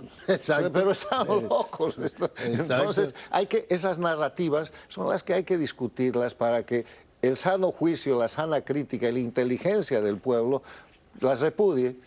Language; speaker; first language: Spanish; native; Spanish